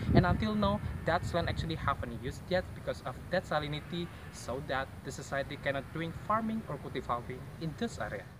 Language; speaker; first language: English; non-native, fluent; Indonesian